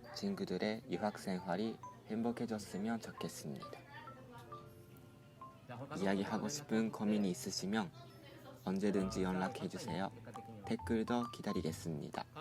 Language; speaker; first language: Korean; non-native, fluent; Japanese